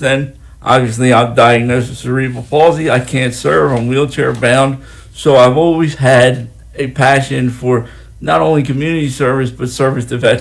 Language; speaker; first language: English; native; English